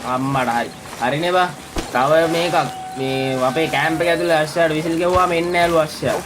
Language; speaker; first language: Sinhala; native; Sinhala